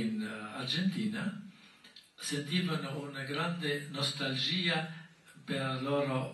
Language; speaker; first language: Italian; non-native, fluent; German